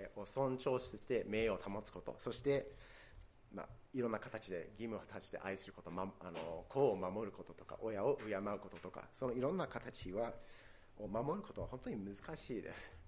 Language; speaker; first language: Japanese; non-native, fluent; English